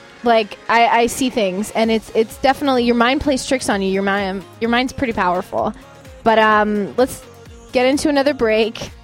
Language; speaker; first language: English; native; English